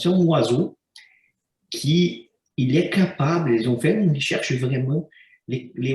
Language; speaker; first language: French; non-native, fluent; Portuguese